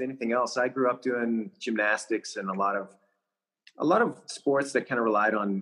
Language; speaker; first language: English; native; English